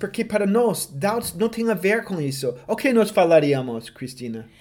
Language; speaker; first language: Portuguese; non-native, fluent; English